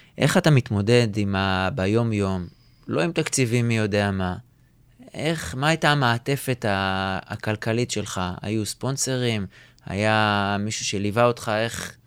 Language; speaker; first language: Hebrew; native; Hebrew